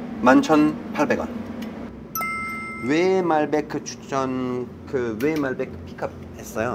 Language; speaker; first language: Korean; non-native, learner; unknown